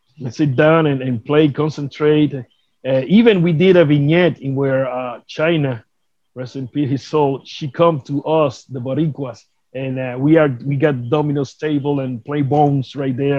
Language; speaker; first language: English; non-native, learner; Spanish